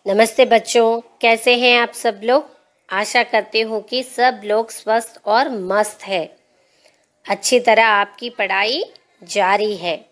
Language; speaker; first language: Hindi; non-native, local second language; Telugu